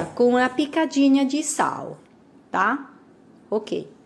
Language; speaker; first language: Portuguese; non-native, fluent; Italian